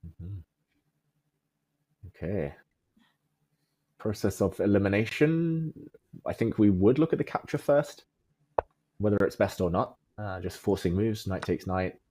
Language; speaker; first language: English; native; English